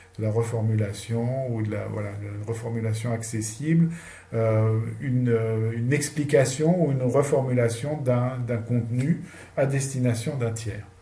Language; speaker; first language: French; native; French